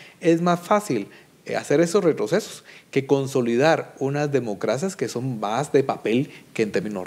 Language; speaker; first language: Spanish; native; Spanish